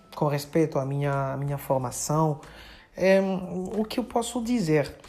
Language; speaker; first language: Portuguese; non-native, fluent; French